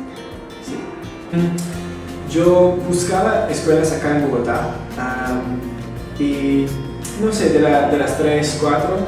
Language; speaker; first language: Spanish; non-native, fluent; English